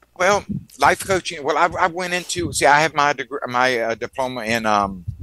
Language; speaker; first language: English; native; English